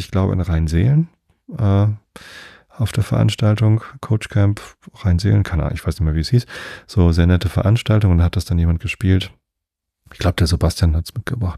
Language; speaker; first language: German; native; German